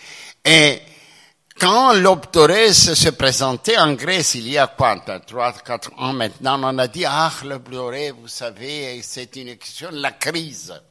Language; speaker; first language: French; non-native, fluent; Greek